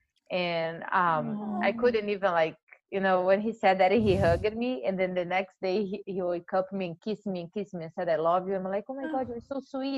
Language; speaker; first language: English; non-native, fluent; Portuguese